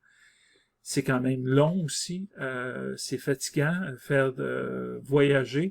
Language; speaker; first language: French; native; French